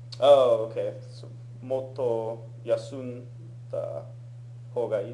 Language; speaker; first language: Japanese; non-native, learner; English